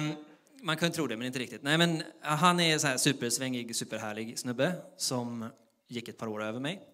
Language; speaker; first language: Swedish; native; Swedish